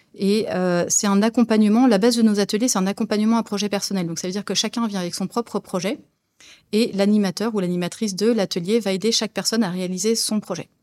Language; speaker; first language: French; native; French